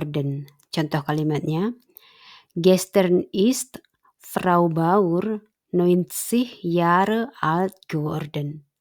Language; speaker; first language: German; non-native, fluent; Indonesian